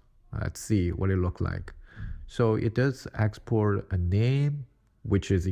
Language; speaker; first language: English; non-native, fluent; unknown